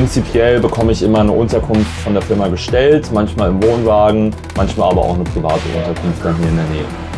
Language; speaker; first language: German; native; German